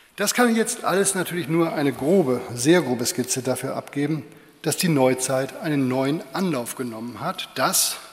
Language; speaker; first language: German; native; German